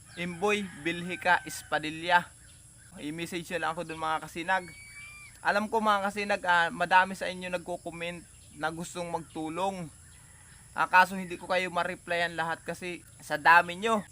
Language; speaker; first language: Filipino; native; Filipino